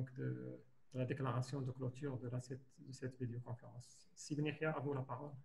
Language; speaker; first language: French; non-native, local second language; Arabic